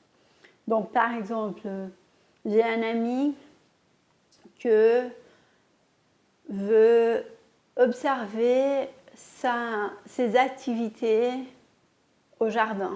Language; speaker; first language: French; non-native, fluent; Portuguese